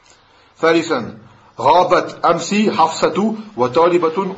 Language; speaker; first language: Arabic; non-native, fluent; French